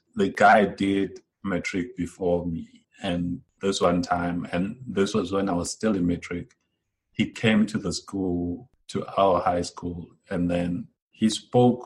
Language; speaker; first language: English; non-native, local second language; Zulu